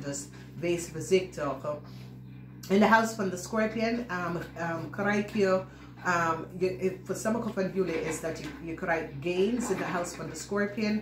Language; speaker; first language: Dutch; non-native, learner; English